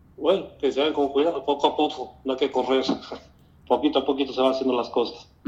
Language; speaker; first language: Spanish; native; Spanish